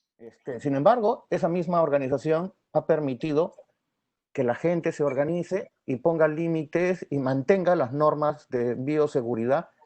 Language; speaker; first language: Spanish; native; Spanish